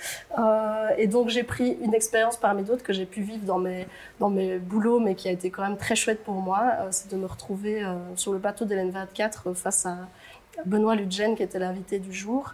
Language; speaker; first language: French; native; French